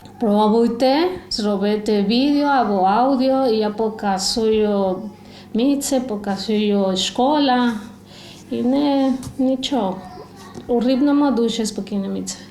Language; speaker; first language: Ukrainian; non-native, learner; Spanish